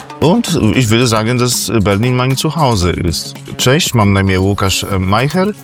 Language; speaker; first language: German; non-native, fluent; Polish